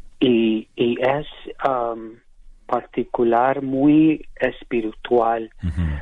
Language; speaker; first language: Spanish; early bilingual, heritage; English